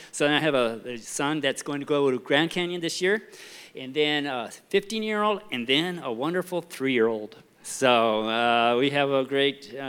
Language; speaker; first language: English; early bilingual, heritage; English